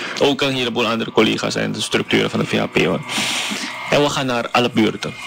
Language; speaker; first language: Dutch; non-native, fluent; Chinese